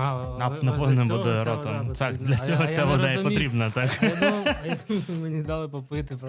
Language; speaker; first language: Ukrainian; non-native, local second language; Russian